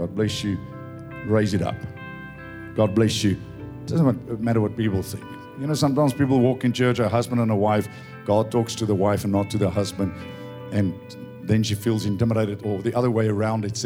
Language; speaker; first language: English; non-native, local second language; Afrikaans